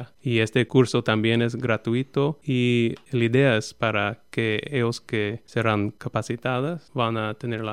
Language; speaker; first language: Spanish; non-native, fluent; English